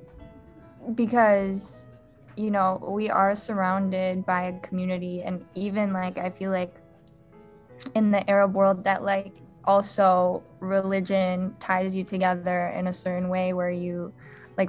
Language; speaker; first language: English; early bilingual, other home language; Arabic